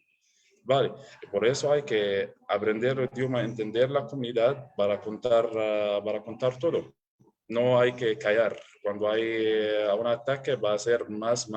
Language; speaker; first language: Spanish; non-native, learner; Arabic